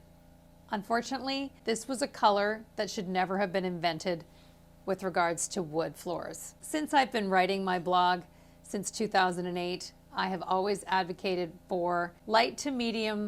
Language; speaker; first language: English; native; English